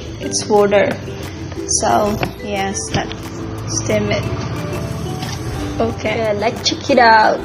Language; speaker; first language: English; non-native, fluent; Indonesian